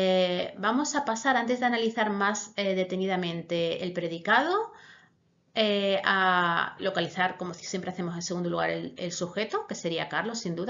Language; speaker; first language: Spanish; native; Spanish